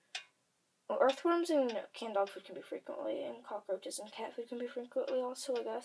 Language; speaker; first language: English; native; English